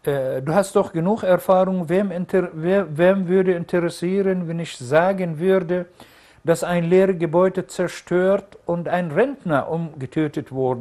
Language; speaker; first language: German; non-native, fluent; Arabic